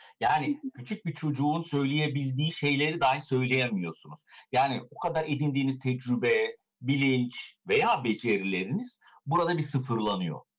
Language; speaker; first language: Turkish; early bilingual, heritage; Turkish